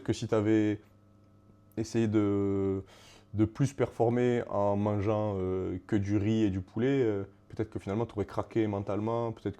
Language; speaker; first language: French; native; French